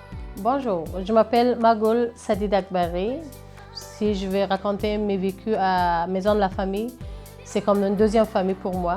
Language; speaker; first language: French; non-native, fluent; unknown